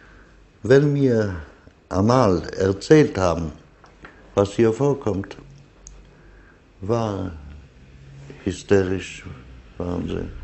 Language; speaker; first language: German; non-native, fluent; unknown